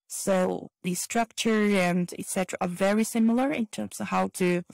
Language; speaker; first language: English; non-native, fluent; Chinese